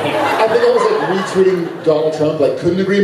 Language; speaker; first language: English; native; English